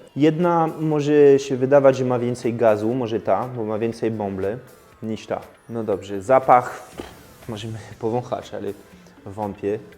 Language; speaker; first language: Polish; non-native, fluent; French